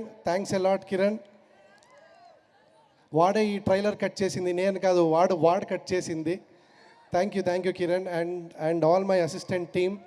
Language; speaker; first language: Telugu; non-native, learner; Kannada